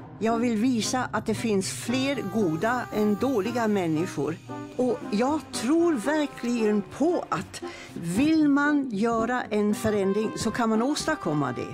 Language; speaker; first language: Swedish; non-native, fluent; German